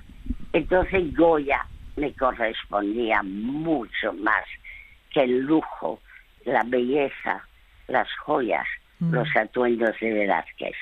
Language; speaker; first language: Spanish; early bilingual, other home language; French